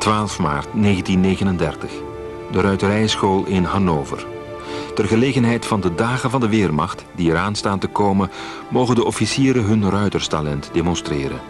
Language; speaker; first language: Dutch; native; Dutch